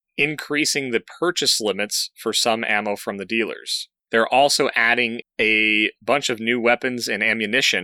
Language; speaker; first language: English; native; English